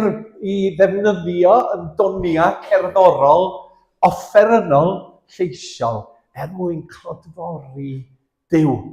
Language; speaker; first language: Welsh; native; Welsh